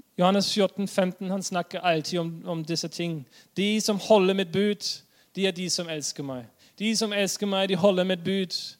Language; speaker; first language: Norwegian; non-native, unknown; German